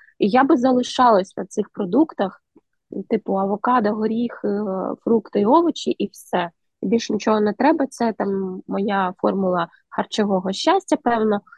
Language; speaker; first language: Ukrainian; native; Ukrainian